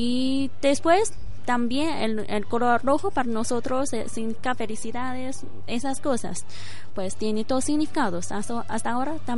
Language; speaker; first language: Spanish; non-native, learner; Chinese